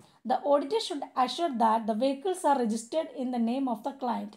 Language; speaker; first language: English; non-native, local second language; Malayalam